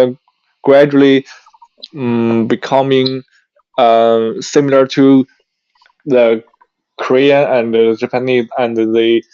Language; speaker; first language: English; non-native, learner; Chinese